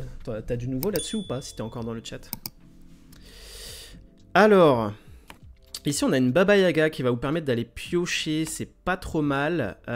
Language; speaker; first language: French; native; French